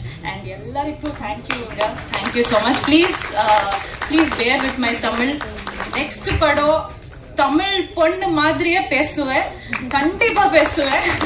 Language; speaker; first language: Tamil; non-native, learner; Kannada